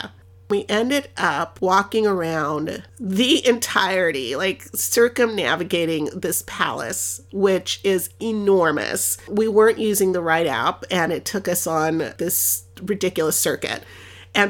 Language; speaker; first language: English; early bilingual, other home language; Spanish